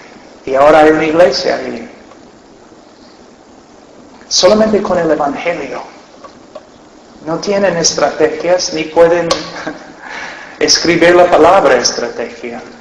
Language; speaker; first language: Spanish; non-native, fluent; English